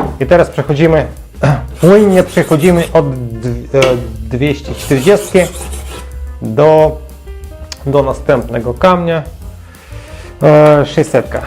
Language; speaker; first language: Polish; non-native, learner; Ukrainian